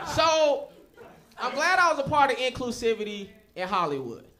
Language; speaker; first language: English; native; English